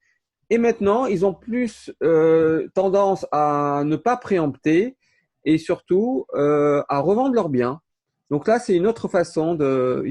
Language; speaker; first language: French; native; French